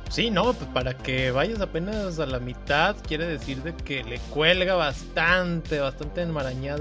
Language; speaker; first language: Spanish; native; Spanish